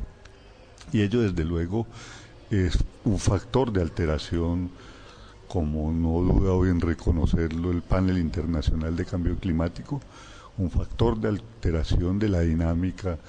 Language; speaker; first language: Spanish; native; Spanish